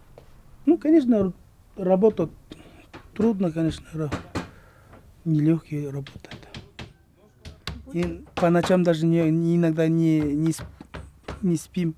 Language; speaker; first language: Russian; non-native, local second language; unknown